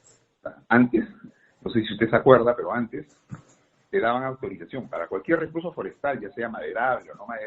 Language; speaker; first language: Spanish; native; Spanish